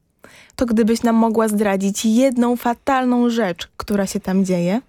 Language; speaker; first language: Polish; native; Polish